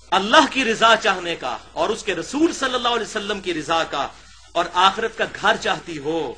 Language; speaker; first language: Urdu; non-native, local second language; Punjabi